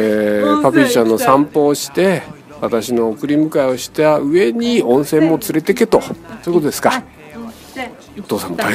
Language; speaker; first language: Japanese; native; Japanese